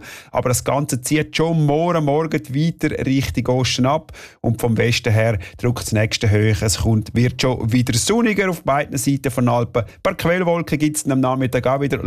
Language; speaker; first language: German; native; German